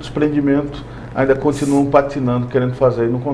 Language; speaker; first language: Portuguese; native; Portuguese